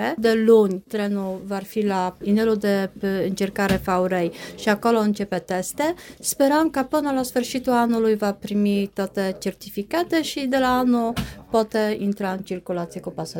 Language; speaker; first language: Romanian; non-native, fluent; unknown